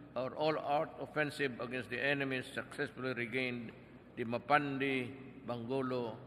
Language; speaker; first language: English; non-native, local second language; Filipino